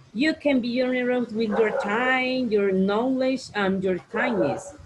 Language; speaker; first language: English; non-native, learner; Spanish